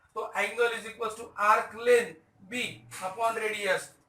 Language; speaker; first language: Hindi; non-native, local second language; Marathi